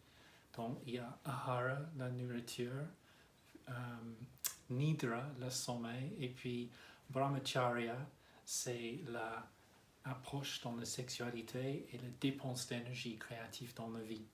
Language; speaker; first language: French; non-native, fluent; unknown